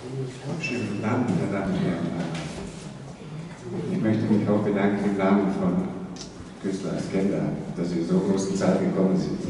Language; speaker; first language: German; non-native, fluent; Slovenian